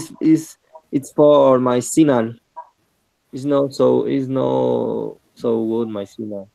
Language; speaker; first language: English; non-native, learner; Spanish